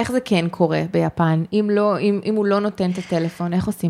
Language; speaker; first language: Hebrew; native; Hebrew